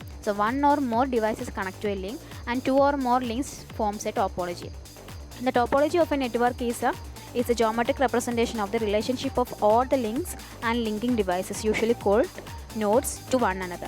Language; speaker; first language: English; non-native, local second language; Malayalam